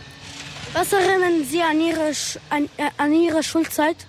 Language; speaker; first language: German; non-native, learner; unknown